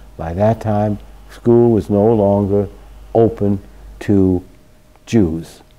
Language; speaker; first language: English; early bilingual, other home language; German